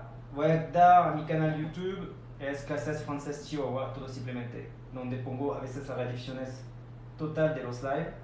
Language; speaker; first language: Spanish; non-native, fluent; French